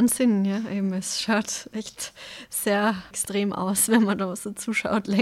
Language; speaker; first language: German; native; German